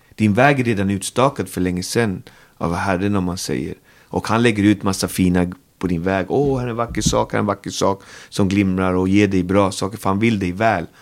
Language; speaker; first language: Swedish; native; Swedish